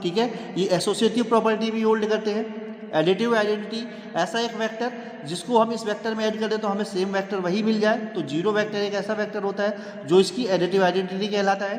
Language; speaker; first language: Hindi; native; Hindi